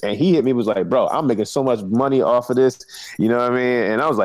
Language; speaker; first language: English; native; English